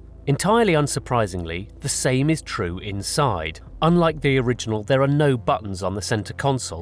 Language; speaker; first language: English; native; English